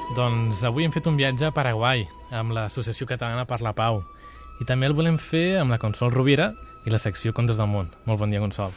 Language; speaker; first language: Catalan; native; Catalan